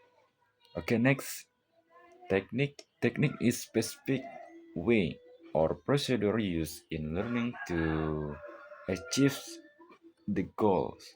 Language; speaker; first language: English; non-native, learner; Indonesian